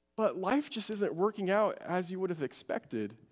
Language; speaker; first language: English; native; English